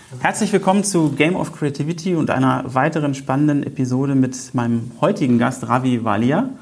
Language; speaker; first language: German; native; German